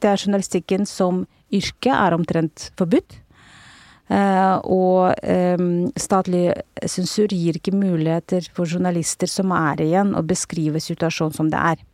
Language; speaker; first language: Norwegian; non-native, fluent; Russian